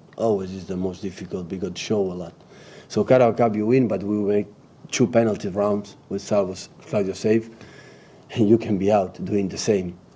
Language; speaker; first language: English; non-native, learner; Catalan